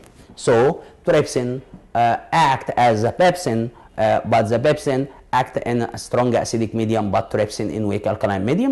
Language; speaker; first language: English; non-native, local second language; Arabic